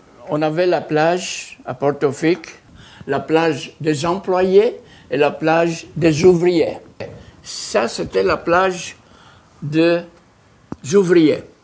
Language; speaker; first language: French; non-native, fluent; Greek